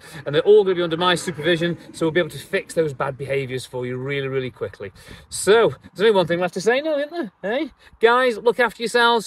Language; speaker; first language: English; native; English